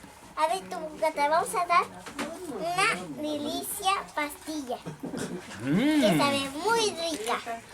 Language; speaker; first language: Spanish; native; Spanish